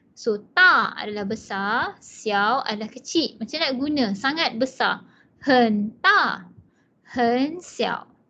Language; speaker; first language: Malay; non-native, local second language; Chinese